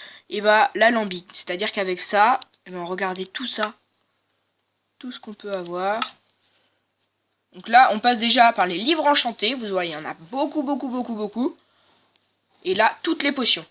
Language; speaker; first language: French; native; French